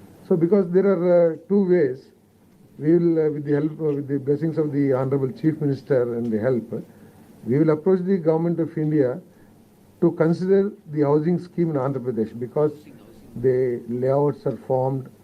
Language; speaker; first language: English; non-native, local second language; Telugu